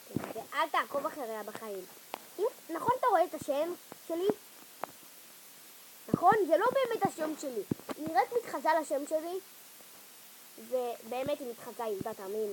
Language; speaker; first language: Hebrew; native; Hebrew